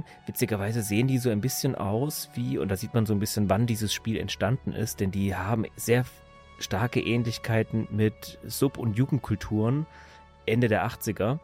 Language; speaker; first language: German; native; German